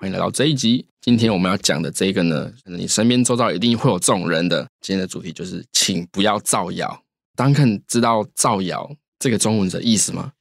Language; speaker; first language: Chinese; native; Chinese